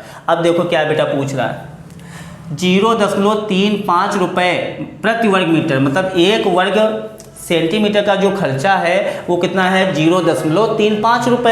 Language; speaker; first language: Hindi; native; Hindi